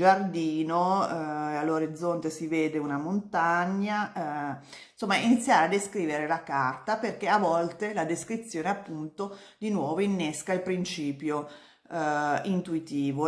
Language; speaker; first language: Italian; native; Italian